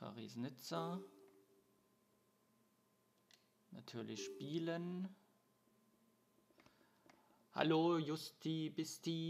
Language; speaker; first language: German; native; German